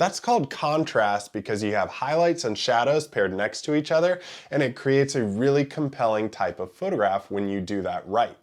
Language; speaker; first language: English; native; English